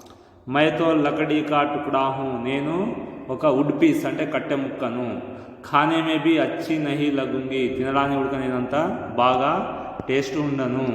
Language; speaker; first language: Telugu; native; Telugu